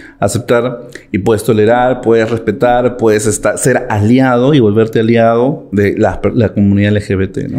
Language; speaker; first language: Spanish; native; Spanish